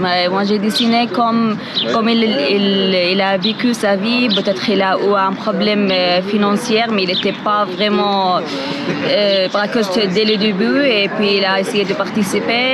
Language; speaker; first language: French; non-native, learner; Arabic